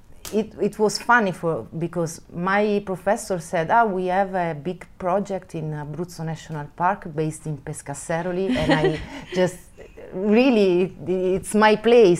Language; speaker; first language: English; non-native, fluent; Italian